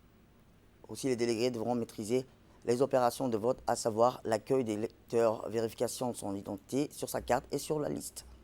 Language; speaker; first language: French; native; French